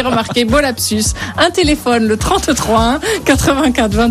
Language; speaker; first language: French; native; French